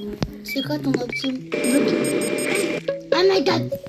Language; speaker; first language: French; early bilingual, other home language; Portuguese